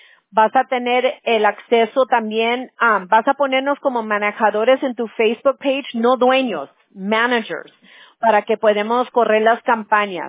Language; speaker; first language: Spanish; early bilingual, heritage; Spanish